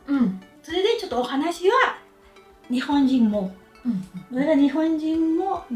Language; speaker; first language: Japanese; non-native, learner; Spanish